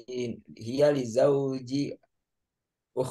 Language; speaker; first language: Arabic; non-native, learner; Indonesian